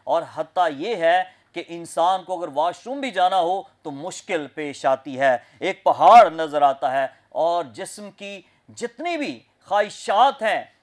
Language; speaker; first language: Urdu; non-native, local second language; Punjabi